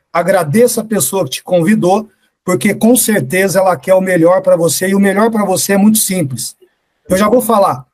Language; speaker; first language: Portuguese; native; Portuguese